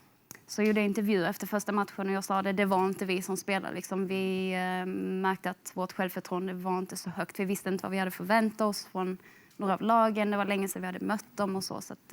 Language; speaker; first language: Swedish; native; Swedish